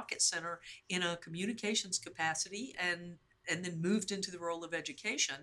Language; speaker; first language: English; native; English